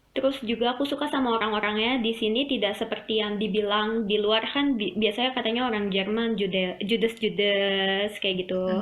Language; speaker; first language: Indonesian; native; Indonesian